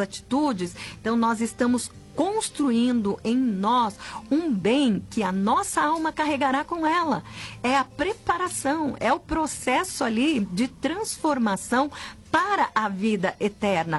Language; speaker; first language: Portuguese; native; Portuguese